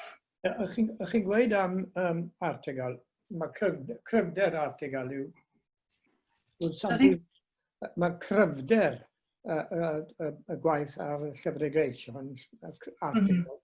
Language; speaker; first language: Welsh; native; Welsh